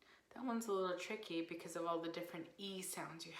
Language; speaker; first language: English; native; English